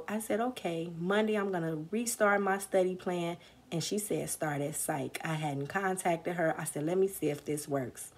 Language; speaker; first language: English; native; English